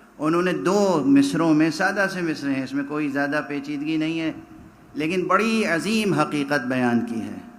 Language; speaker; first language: Urdu; native; Urdu